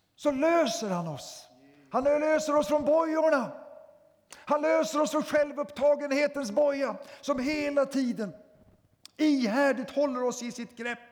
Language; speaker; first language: Swedish; native; Swedish